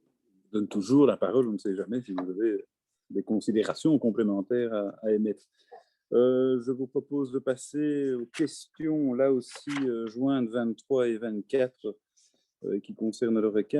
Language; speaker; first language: French; native; French